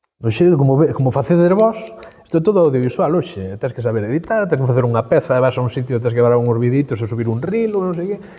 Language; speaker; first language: Galician; native; Galician